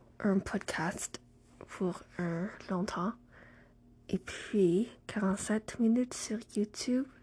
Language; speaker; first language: French; non-native, learner; English